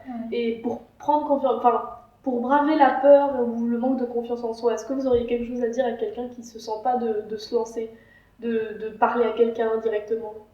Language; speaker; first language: French; native; French